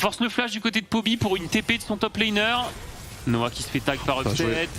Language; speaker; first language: French; native; French